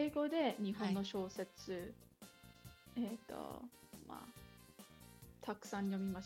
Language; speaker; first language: Japanese; non-native, learner; English